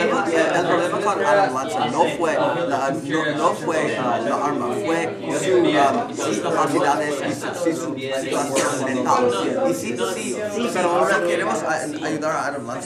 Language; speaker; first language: Spanish; non-native, learner; English